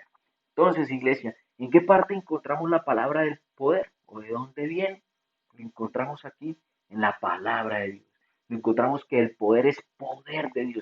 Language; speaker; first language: Spanish; native; Spanish